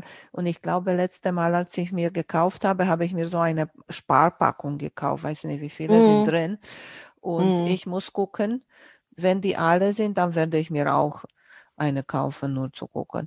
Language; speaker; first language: German; non-native, fluent; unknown